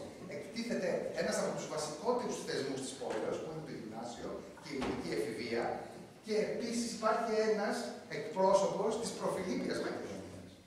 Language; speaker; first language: Greek; native; Greek